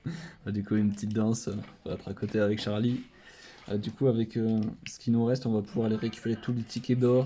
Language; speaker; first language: French; native; French